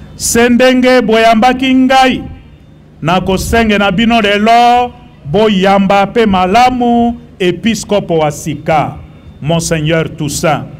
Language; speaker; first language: Lingala; native; Lingala